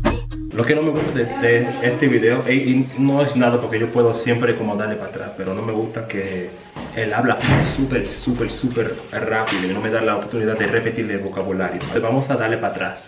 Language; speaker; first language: Spanish; early bilingual, heritage; Spanish